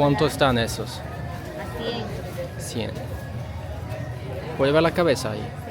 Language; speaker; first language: Spanish; non-native, learner; English